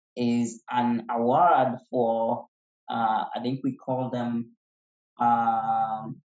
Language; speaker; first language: English; non-native, local second language; Kikuyu